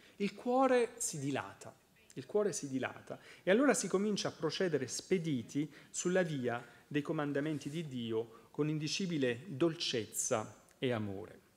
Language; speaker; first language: Italian; native; Italian